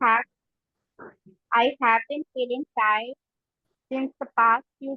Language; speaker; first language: English; non-native, learner; Urdu